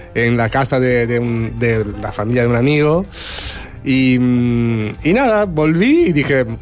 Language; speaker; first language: Spanish; non-native, fluent; Italian